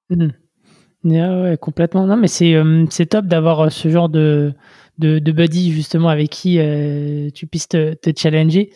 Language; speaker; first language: French; native; French